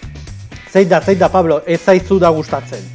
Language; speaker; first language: Basque; non-native, local second language; Spanish